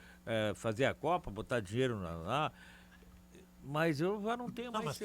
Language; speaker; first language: Portuguese; native; Portuguese